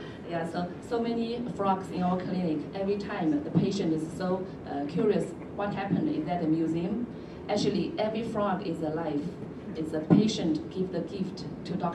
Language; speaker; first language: English; non-native, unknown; Chinese